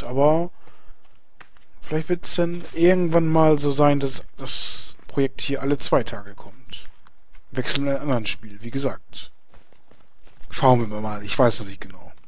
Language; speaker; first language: German; native; German